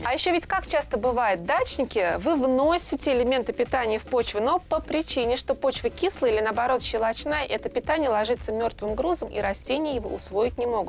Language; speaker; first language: Russian; native; Russian